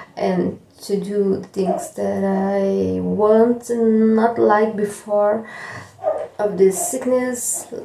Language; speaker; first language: English; non-native, learner; Portuguese